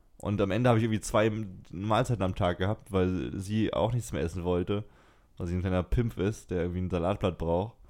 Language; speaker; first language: German; native; German